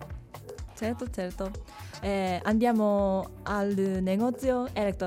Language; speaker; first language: Italian; non-native, learner; Japanese